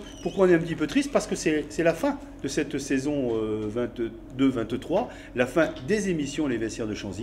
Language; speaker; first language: French; native; French